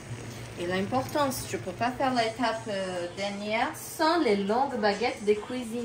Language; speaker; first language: French; non-native, learner; Japanese